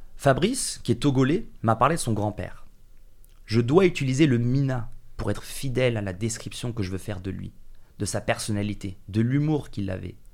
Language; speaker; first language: French; early bilingual, other home language; English